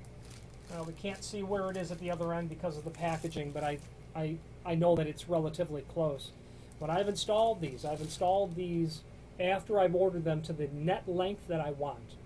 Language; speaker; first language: English; native; English